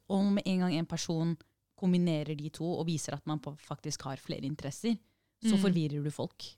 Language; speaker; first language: Norwegian; early bilingual, other home language; Arabic